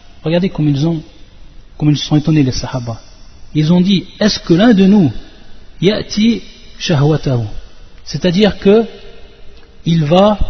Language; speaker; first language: French; native; French